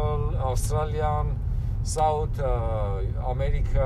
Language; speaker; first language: English; non-native, learner; Armenian